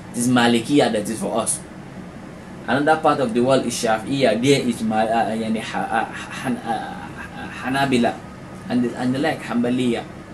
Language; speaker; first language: English; non-native, local second language; Hausa